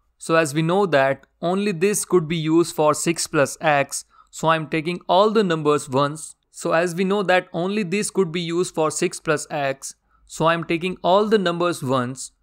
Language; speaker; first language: English; non-native, local second language; Hindi